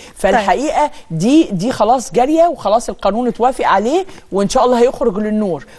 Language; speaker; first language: Arabic; native; Arabic